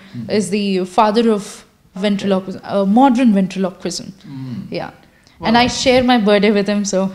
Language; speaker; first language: English; non-native, local second language; Kannada